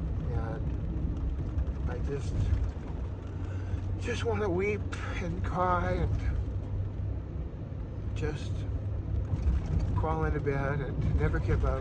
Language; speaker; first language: English; native; English